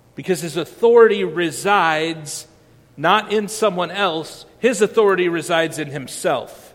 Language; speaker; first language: English; native; English